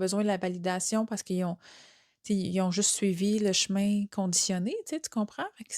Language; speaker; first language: French; native; French